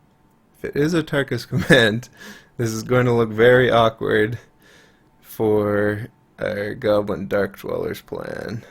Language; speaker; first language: English; native; English